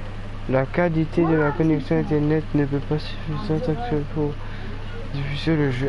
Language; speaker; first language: French; non-native, local second language; Réunion Creole French